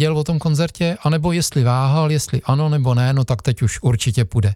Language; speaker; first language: Czech; native; Czech